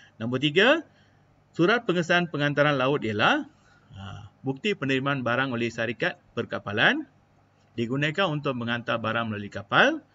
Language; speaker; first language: Malay; non-native, local second language; Malayalam